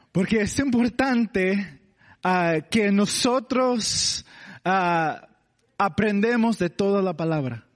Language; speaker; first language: Spanish; non-native, learner; English